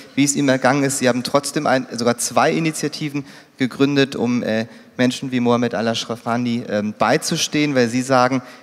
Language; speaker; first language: German; native; German